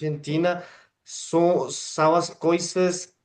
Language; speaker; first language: Portuguese; non-native, fluent; Spanish